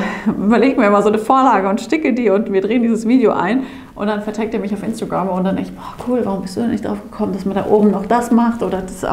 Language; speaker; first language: German; native; German